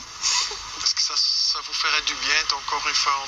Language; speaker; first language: French; non-native, fluent; Dutch